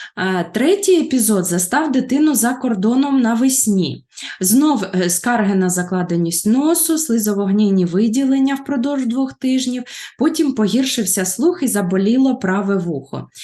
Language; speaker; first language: Ukrainian; native; Ukrainian